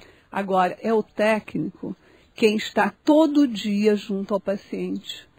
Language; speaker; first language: Portuguese; native; Portuguese